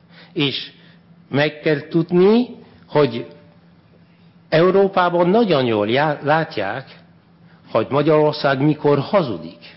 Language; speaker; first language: Hungarian; non-native, fluent; French